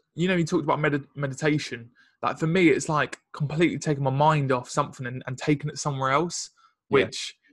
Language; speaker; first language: English; native; English